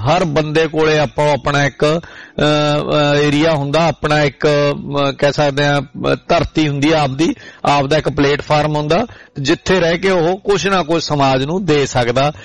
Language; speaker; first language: Punjabi; native; Punjabi